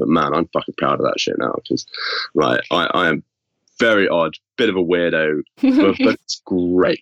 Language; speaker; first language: English; native; English